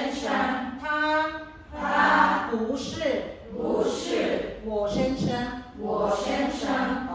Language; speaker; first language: Chinese; non-native, fluent; Filipino